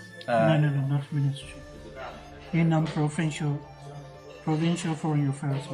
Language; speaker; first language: English; non-native, learner; Chinese